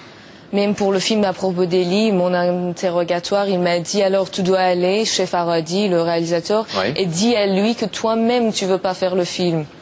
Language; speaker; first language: French; non-native, learner; Persian